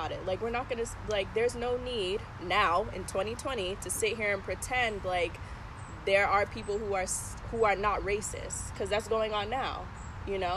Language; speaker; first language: English; native; English